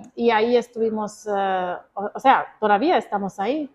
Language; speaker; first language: Spanish; non-native, fluent; Croatian